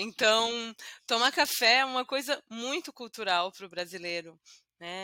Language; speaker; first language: Portuguese; non-native, learner; English